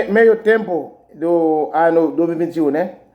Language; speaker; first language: Portuguese; non-native, learner; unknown